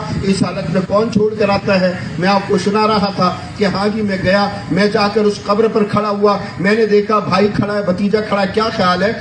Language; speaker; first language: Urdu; non-native, local second language; Punjabi